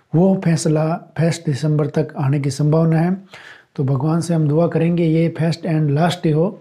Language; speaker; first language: Hindi; native; Hindi